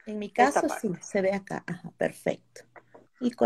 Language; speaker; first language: Spanish; native; Spanish